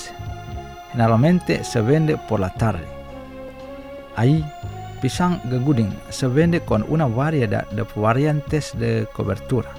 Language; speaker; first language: Spanish; non-native, fluent; Indonesian